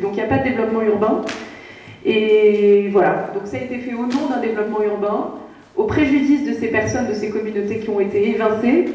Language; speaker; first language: French; native; French